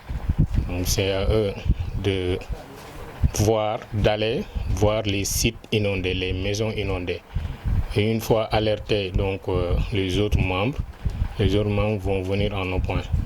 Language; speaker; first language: French; non-native, local second language; Wolof